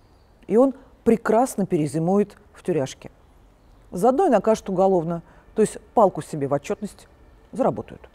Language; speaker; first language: Russian; native; Russian